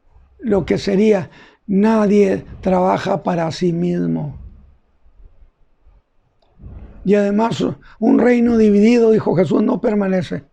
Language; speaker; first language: Spanish; native; Spanish